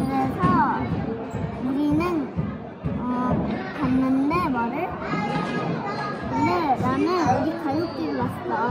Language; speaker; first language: Korean; early bilingual, heritage; Korean